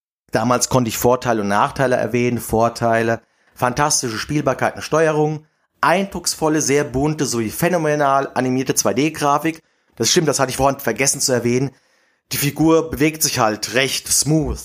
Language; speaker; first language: German; native; German